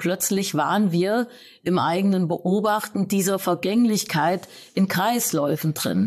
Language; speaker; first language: German; native; German